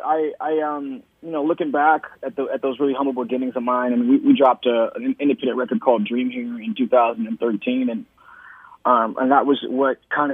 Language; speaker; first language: English; native; English